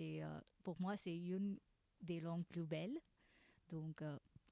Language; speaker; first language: French; non-native, fluent; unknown